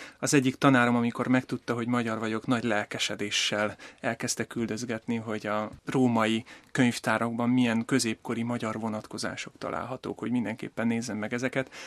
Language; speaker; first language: Hungarian; native; Hungarian